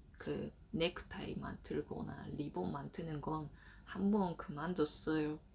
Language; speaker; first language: Korean; non-native, learner; Japanese